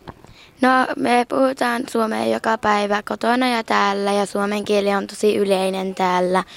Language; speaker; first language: Finnish; early bilingual, heritage; Finnish